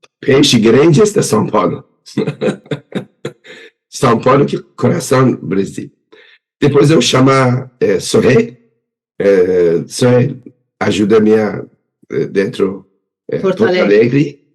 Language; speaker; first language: Portuguese; non-native, learner; Persian